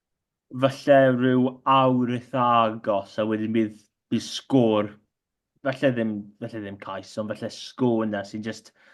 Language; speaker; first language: Welsh; non-native, local second language; English